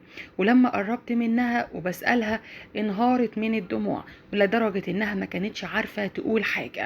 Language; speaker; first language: Arabic; native; Arabic